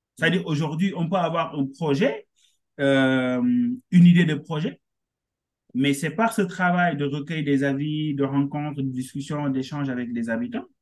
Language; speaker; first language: French; non-native, local second language; Wolof